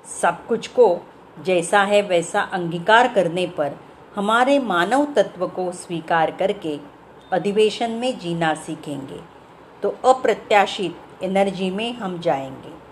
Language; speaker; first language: Hindi; non-native, local second language; Marathi